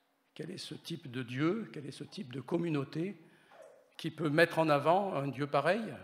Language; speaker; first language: French; native; French